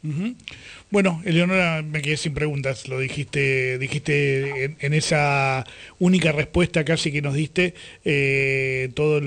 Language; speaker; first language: Spanish; native; Spanish